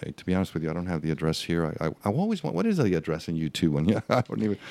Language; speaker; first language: English; non-native, fluent; Spanish